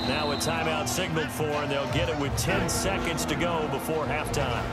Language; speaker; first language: English; native; English